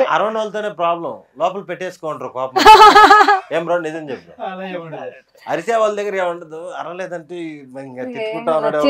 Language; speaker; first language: Telugu; native; Telugu